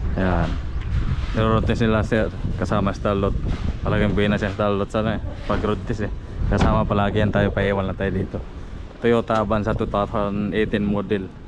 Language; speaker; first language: Filipino; non-native, local second language; Masbatenyo